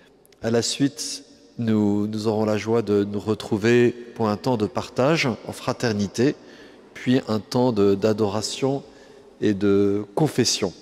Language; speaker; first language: French; native; French